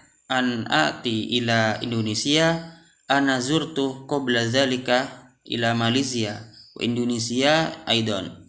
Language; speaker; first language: Arabic; non-native, learner; Indonesian